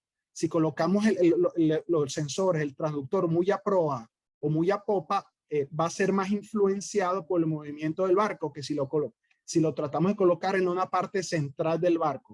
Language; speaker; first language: Spanish; native; Spanish